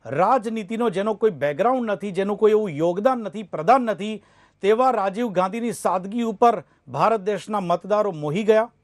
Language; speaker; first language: Gujarati; native; Gujarati